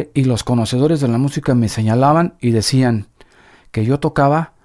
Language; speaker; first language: Spanish; native; Spanish